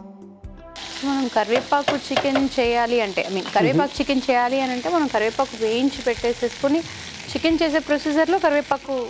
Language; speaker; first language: Telugu; native; Telugu